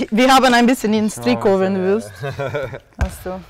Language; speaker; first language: German; non-native, learner; Portuguese